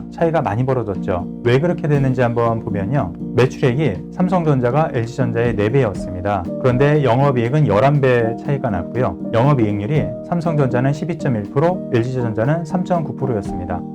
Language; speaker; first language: Korean; native; Korean